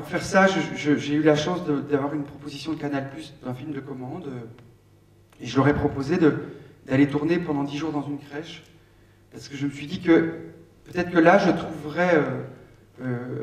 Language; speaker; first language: French; native; French